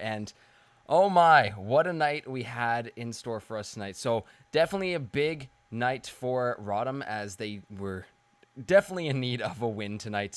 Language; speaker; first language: English; native; English